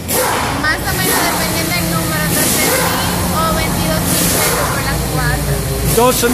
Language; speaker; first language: Spanish; native; Spanish